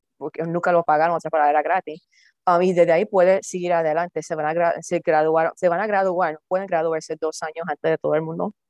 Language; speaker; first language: Spanish; early bilingual, heritage; Spanish